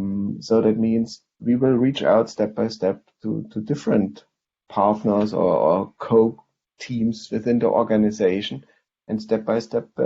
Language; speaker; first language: English; non-native, fluent; German